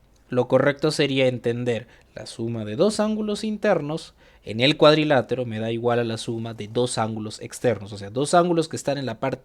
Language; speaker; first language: Spanish; native; Spanish